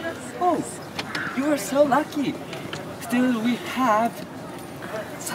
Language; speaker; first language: English; non-native, learner; Japanese